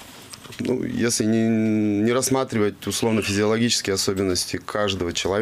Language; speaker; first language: Russian; native; Russian